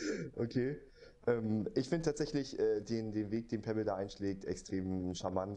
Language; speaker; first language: German; native; German